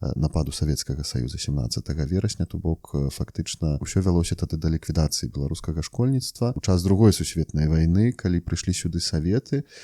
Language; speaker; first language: Belarusian; native; Belarusian